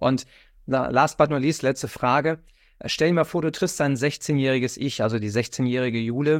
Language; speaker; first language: German; native; German